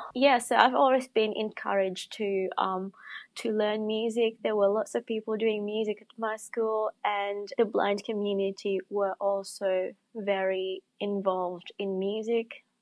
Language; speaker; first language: English; non-native, fluent; Indonesian